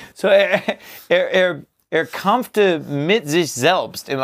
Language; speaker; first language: German; non-native, learner; English